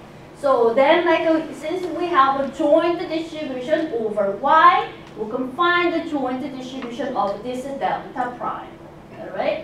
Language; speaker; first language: English; non-native, fluent; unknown